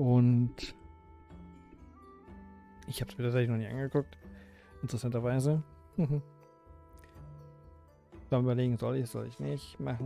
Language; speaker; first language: German; native; German